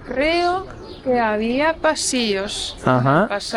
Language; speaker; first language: Spanish; non-native, fluent; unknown